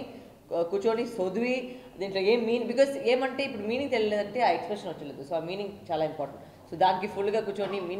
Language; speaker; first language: Telugu; non-native, learner; Tamil